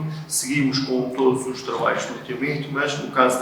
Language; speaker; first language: Portuguese; native; Portuguese